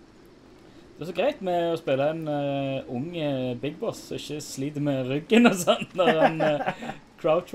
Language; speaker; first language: Norwegian; native; Norwegian